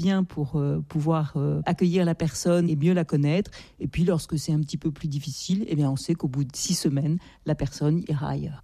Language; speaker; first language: French; native; French